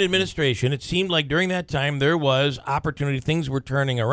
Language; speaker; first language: English; native; English